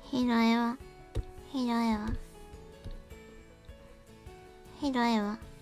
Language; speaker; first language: Japanese; native; Japanese